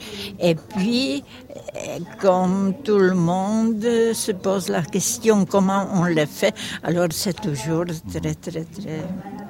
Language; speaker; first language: French; non-native, fluent; Czech